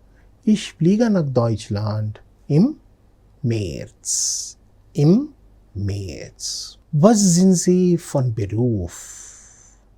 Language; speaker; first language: German; non-native, fluent; Telugu